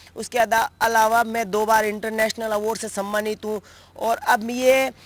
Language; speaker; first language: Hindi; native; Hindi